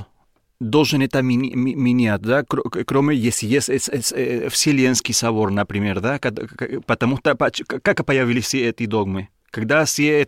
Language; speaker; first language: Russian; non-native, learner; Spanish